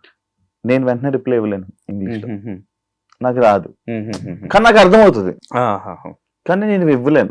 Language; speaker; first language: Telugu; native; Telugu